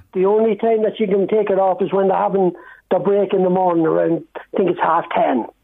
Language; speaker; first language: English; native; English